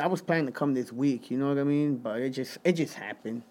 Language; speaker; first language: English; early bilingual, other home language; Spanish